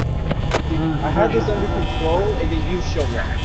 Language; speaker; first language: English; native; English